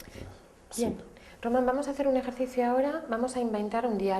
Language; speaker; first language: Spanish; native; Spanish